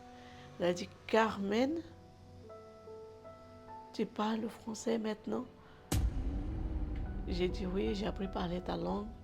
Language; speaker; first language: French; non-native, learner; Portuguese